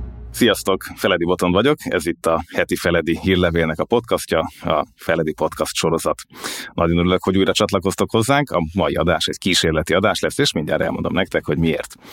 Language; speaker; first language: Hungarian; native; Hungarian